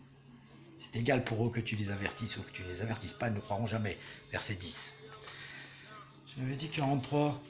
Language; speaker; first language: French; native; French